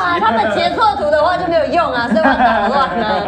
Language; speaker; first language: Chinese; native; Chinese